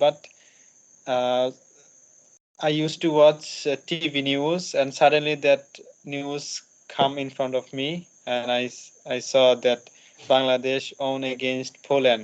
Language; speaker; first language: English; non-native, learner; Bangla